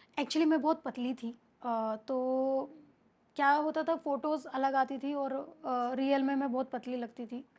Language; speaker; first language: Hindi; native; Hindi